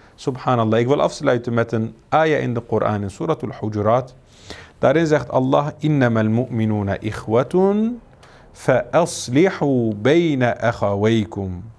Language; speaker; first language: Dutch; early bilingual, other home language; Turkish